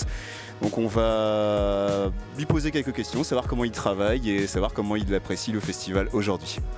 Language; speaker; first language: French; native; French